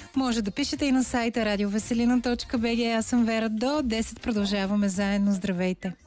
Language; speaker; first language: Bulgarian; native; Bulgarian